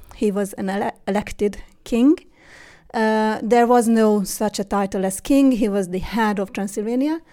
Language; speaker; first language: English; non-native, fluent; Hungarian